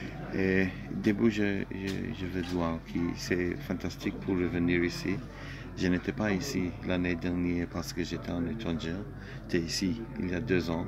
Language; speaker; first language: French; non-native, learner; Hebrew